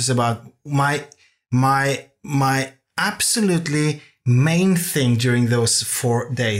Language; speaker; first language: English; non-native, fluent; Norwegian